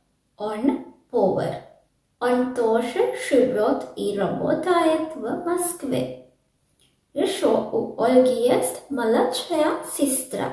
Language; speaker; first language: Russian; non-native, learner; Sinhala